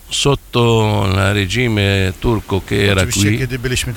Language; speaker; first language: Italian; non-native, fluent; Arabic